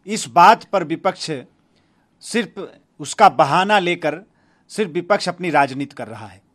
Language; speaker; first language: Hindi; native; Hindi